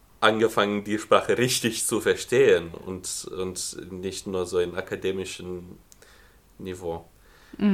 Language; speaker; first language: German; non-native, fluent; Lithuanian